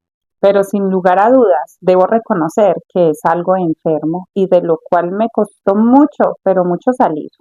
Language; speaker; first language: Spanish; native; Spanish